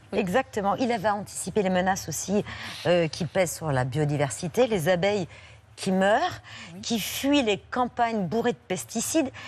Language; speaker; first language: French; native; French